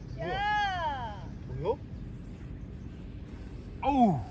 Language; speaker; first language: Korean; native; Korean